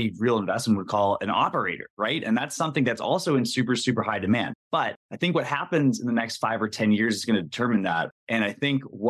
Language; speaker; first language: English; native; English